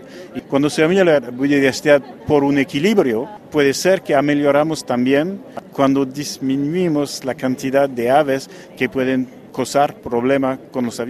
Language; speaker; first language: Spanish; non-native, fluent; French